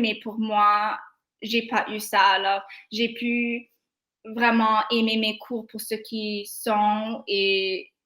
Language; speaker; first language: French; non-native, local second language; English